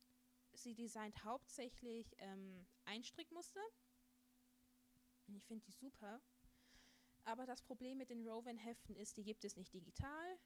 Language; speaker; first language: German; native; German